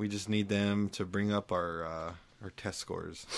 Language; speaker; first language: English; native; English